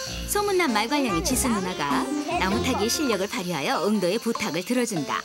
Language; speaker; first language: Korean; native; Korean